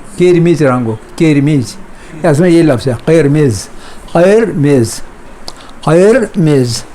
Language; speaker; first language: Urdu; non-native, local second language; Kashmiri